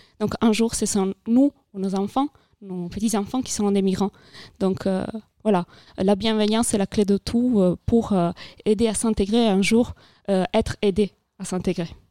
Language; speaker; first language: French; non-native, fluent; Italian